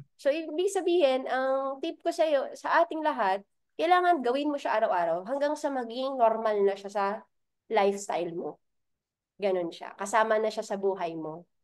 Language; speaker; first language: Filipino; native; Filipino